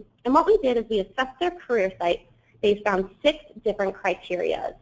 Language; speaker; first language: English; native; English